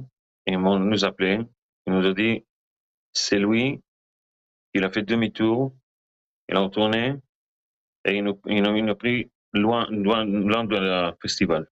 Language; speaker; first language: French; non-native, learner; Hebrew